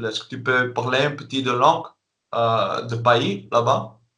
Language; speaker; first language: French; non-native, learner; Dutch